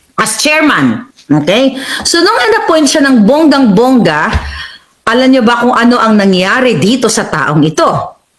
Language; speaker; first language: Filipino; native; Filipino